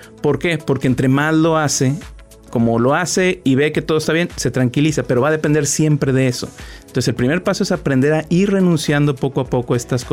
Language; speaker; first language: Spanish; native; Spanish